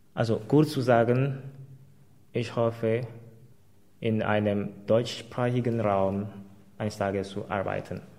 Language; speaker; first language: German; non-native, fluent; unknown